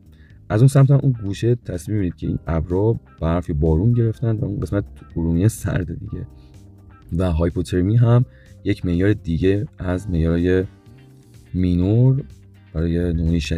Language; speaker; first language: Persian; native; Persian